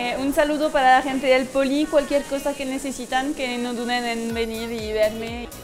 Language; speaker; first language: Spanish; non-native, fluent; French